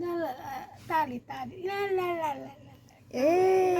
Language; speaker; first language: Arabic; non-native, learner; Indonesian